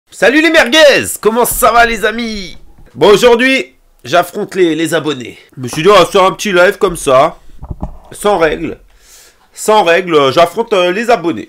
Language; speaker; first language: French; native; French